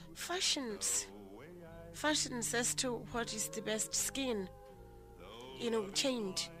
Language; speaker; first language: English; non-native, local second language; Southern Sotho